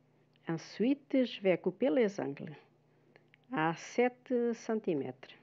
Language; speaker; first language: French; non-native, fluent; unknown